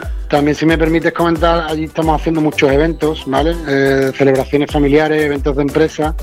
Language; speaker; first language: Spanish; native; Spanish